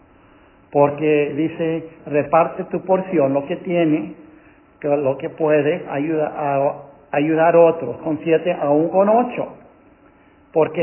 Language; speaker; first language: Spanish; non-native, fluent; English